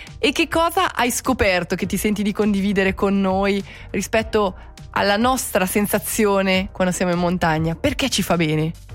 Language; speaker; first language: Italian; native; Italian